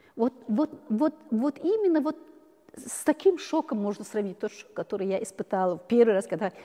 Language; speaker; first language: Russian; non-native, local second language; Chechen